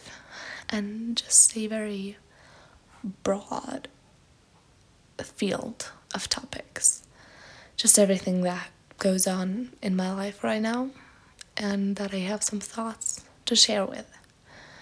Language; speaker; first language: English; non-native, fluent; German